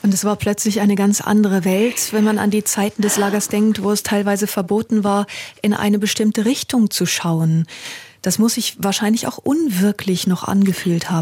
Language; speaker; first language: German; native; German